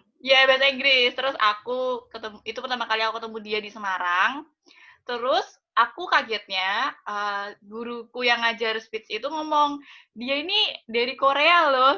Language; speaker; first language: Indonesian; native; Indonesian